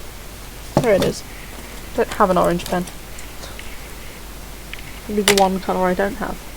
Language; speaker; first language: English; native; English